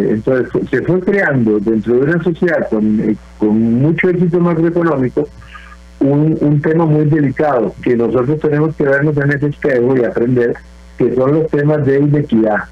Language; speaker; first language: Spanish; native; Spanish